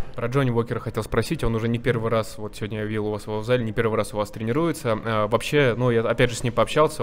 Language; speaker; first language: Russian; native; Russian